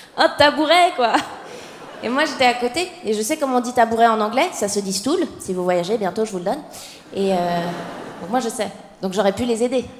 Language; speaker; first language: French; native; French